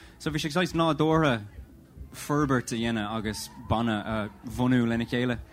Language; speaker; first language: Irish; non-native, local second language; English